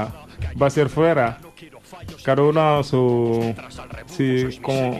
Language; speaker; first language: Spanish; non-native, learner; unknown